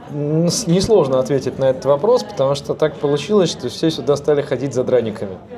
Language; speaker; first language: Russian; native; Russian